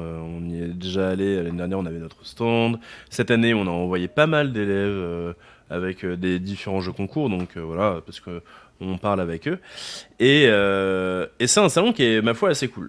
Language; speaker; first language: French; native; French